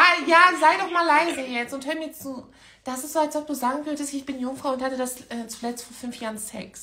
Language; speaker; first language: German; native; German